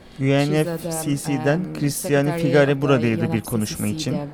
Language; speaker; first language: Turkish; non-native, learner; Italian